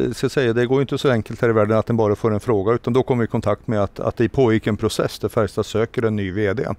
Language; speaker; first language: Swedish; native; Swedish